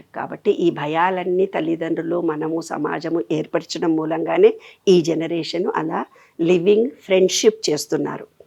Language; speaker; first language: Telugu; native; Telugu